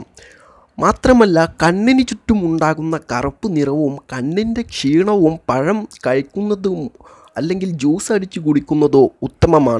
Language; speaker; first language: Malayalam; native; Malayalam